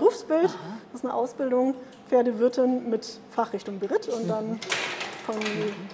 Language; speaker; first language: German; native; German